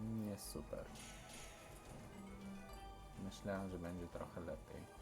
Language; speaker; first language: Polish; non-native, learner; Russian